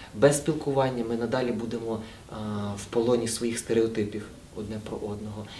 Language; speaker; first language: Ukrainian; native; Ukrainian